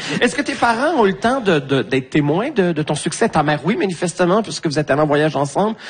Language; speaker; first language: French; native; French